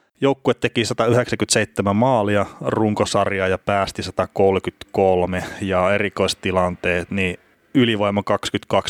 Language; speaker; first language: Finnish; native; Finnish